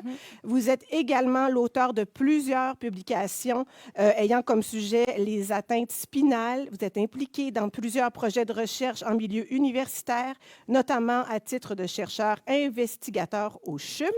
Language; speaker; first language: French; native; French